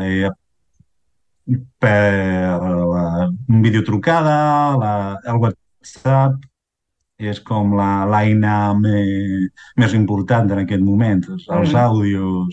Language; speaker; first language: Catalan; non-native, fluent; Spanish